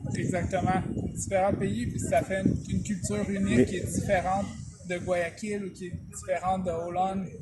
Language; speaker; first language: French; native; French